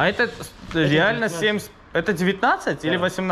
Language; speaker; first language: Russian; non-native, fluent; Armenian